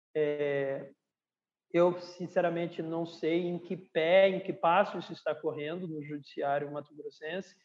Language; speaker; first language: Portuguese; native; Portuguese